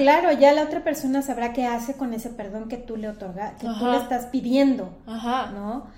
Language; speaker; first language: Spanish; native; Spanish